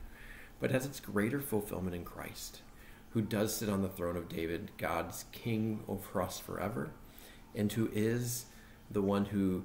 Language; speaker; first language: English; native; English